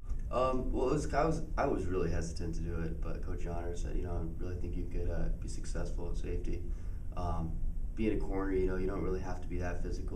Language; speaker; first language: English; native; English